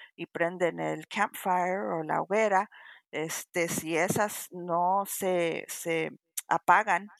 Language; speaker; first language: Spanish; early bilingual, heritage; Spanish